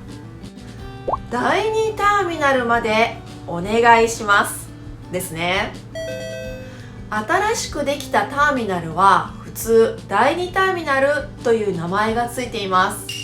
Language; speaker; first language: Japanese; native; Japanese